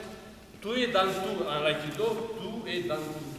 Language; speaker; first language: French; non-native, fluent; Romanian